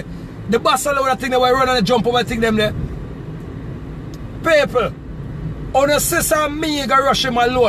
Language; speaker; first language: English; native; English